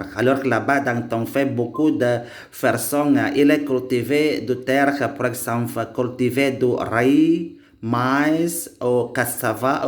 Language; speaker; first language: French; non-native, learner; Indonesian